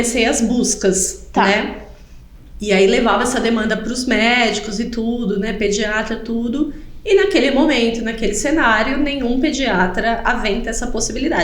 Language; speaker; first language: Portuguese; native; Portuguese